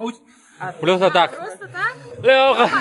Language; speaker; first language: Russian; non-native, learner; Chinese